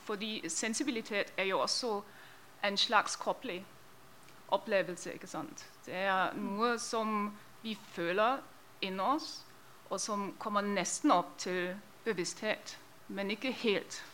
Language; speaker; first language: Norwegian; non-native, fluent; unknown